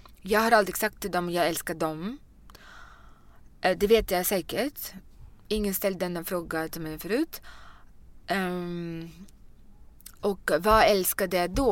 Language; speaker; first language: Swedish; non-native, fluent; Russian